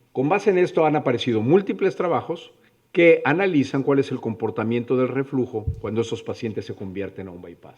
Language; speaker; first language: Spanish; native; Spanish